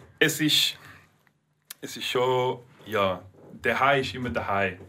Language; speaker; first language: German; non-native, learner; English